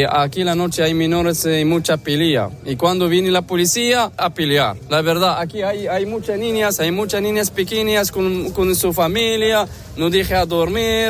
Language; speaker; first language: Spanish; non-native, learner; Arabic